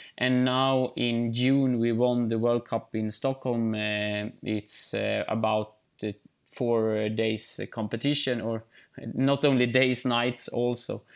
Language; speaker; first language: English; non-native, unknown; Swedish